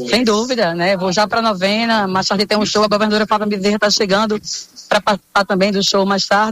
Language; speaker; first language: Portuguese; native; Portuguese